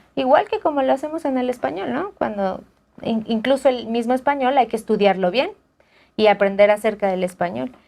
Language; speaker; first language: Spanish; native; Spanish